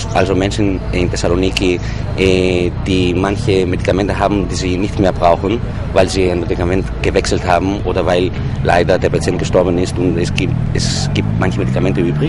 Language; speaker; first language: German; non-native, fluent; Greek